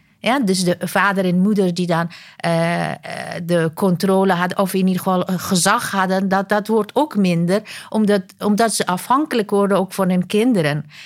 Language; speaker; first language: Dutch; non-native, fluent; Persian